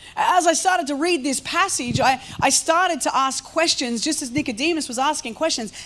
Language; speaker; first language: English; native; English